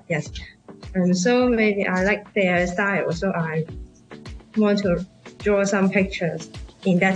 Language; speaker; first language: English; non-native, local second language; Cantonese